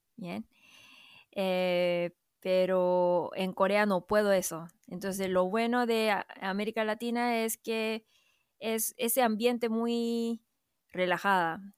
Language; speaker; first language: Spanish; non-native, fluent; Korean